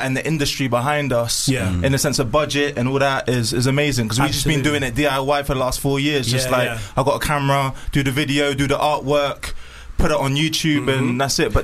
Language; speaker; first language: English; native; English